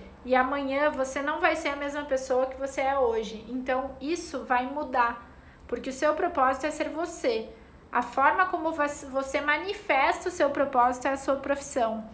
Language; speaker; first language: Portuguese; native; Portuguese